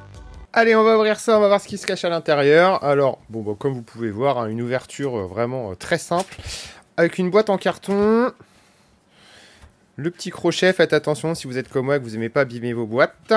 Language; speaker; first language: French; native; French